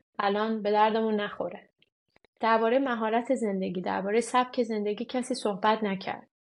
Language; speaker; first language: Persian; native; Persian